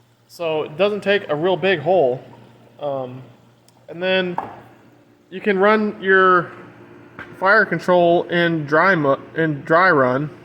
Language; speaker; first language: English; native; English